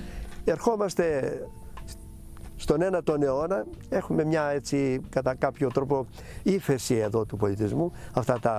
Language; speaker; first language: Greek; native; Greek